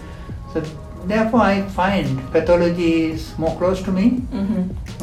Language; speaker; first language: English; non-native, local second language; Sinhala